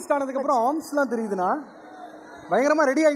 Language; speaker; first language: Tamil; native; Tamil